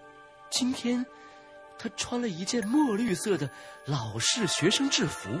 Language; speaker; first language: Chinese; native; Chinese